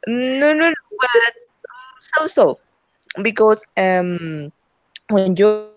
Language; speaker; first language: English; non-native, learner; Spanish